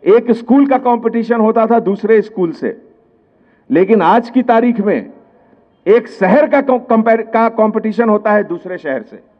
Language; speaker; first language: Hindi; non-native, local second language; Telugu